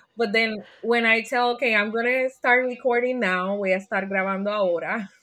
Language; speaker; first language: English; non-native, fluent; Spanish